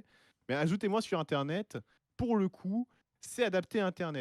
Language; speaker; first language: French; native; French